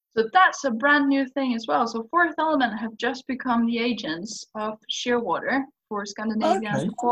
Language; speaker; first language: English; non-native, fluent; Faroese